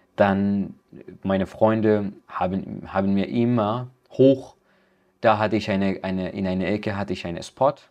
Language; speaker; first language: German; non-native, learner; Persian